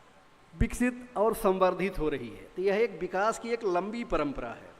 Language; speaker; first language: Hindi; native; Hindi